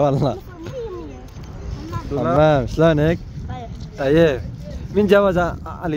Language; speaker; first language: Arabic; non-native, learner; Bangla